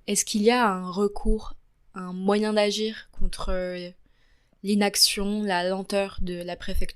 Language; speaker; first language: French; native; French